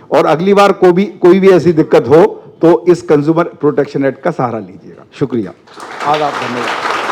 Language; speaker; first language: Hindi; non-native, local second language; Telugu